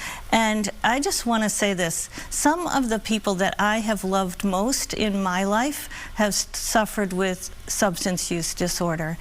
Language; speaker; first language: English; native; English